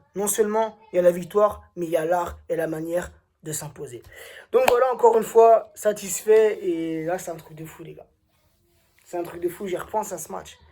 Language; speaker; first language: French; native; French